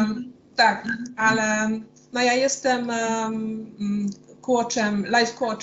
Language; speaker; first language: Polish; non-native, fluent; Hungarian